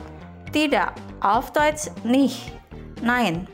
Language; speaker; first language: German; non-native, fluent; Indonesian